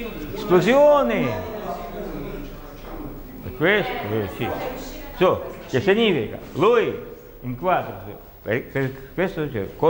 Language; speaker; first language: Italian; non-native, learner; Russian